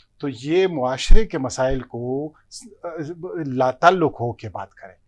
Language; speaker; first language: Urdu; non-native, local second language; Pashto